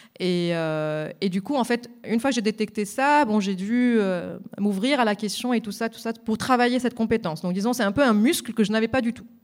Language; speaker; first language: French; non-native, local second language; Arabic